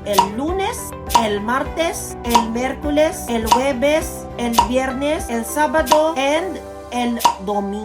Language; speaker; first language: Spanish; non-native, learner; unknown